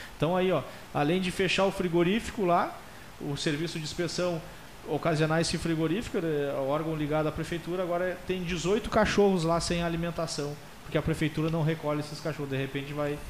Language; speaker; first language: Portuguese; native; Portuguese